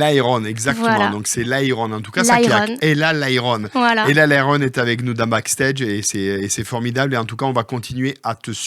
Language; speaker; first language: French; native; French